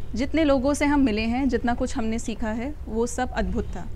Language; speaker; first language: Hindi; native; Hindi